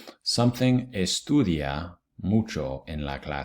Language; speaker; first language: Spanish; non-native, fluent; English